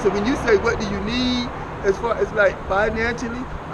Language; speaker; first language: English; native; English